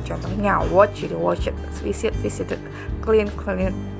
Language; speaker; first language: English; non-native, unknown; Indonesian